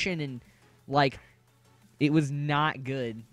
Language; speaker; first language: English; native; English